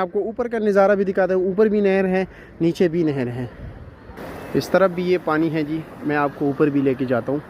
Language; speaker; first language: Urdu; non-native, local second language; Pashto